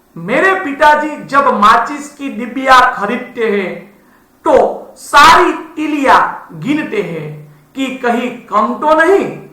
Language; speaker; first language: Hindi; non-native, local second language; Gujarati